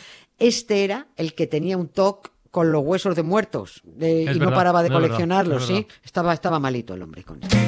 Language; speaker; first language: Spanish; native; Spanish